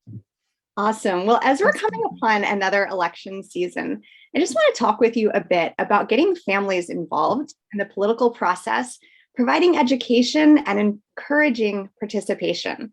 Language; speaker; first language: English; native; English